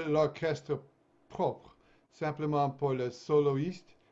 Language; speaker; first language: French; non-native, fluent; English